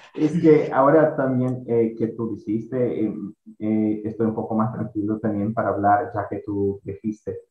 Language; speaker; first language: Spanish; non-native, fluent; Portuguese